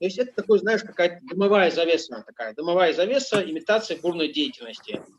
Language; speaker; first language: Russian; non-native, local second language; Ingush